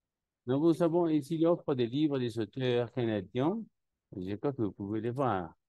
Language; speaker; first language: French; non-native, learner; Spanish